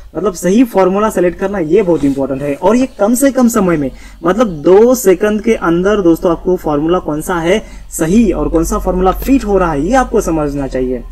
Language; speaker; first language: Hindi; non-native, local second language; Marathi